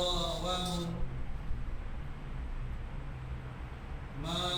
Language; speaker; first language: Arabic; non-native, learner; Indonesian